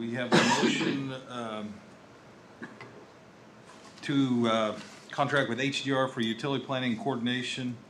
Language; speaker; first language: English; native; English